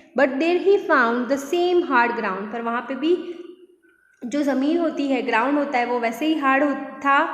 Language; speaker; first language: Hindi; non-native, local second language; Gujarati